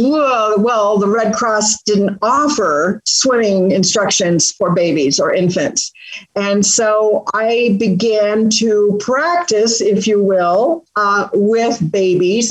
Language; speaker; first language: English; native; English